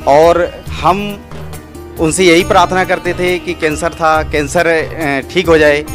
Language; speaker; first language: Hindi; native; Hindi